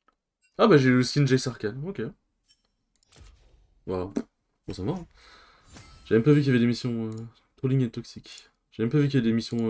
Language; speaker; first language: French; native; French